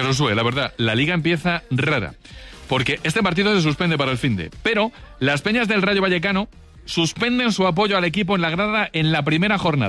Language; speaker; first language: Spanish; native; Spanish